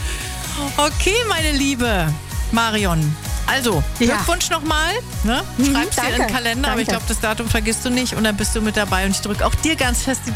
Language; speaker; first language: German; native; German